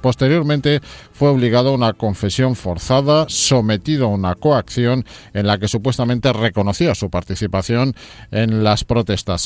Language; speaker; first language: Spanish; native; Spanish